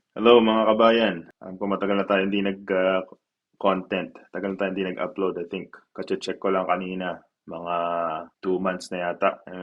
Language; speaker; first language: Filipino; early bilingual, heritage; Filipino